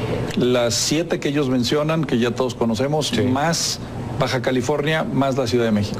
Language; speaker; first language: Spanish; native; Spanish